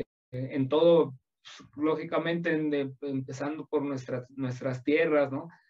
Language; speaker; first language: Spanish; native; Spanish